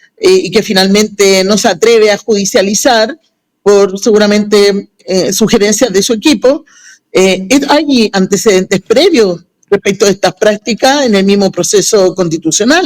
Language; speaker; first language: Spanish; native; Spanish